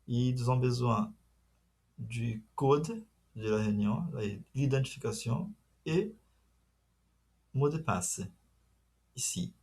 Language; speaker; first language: French; non-native, fluent; Portuguese